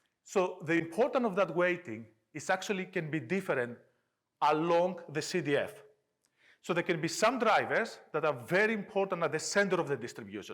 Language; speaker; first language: English; non-native, fluent; Greek